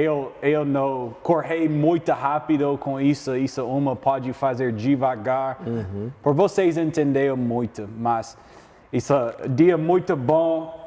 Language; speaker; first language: Portuguese; non-native, learner; English